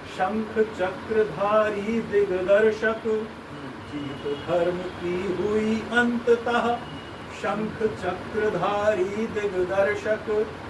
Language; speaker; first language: Hindi; native; Hindi